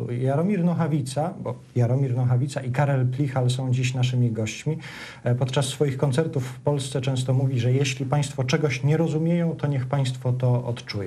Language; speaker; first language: Polish; native; Polish